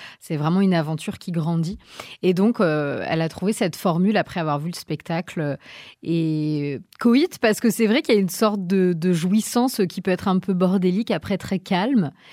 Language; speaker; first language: French; native; French